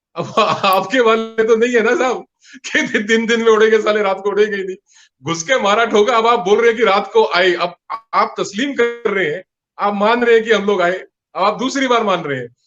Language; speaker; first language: Hindi; non-native, local second language; Punjabi